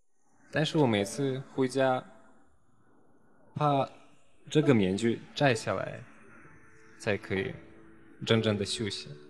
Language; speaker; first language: Chinese; non-native, fluent; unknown